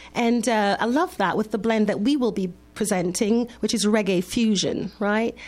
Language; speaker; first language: English; native; English